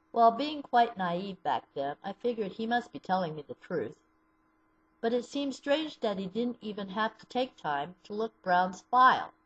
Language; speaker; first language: English; native; English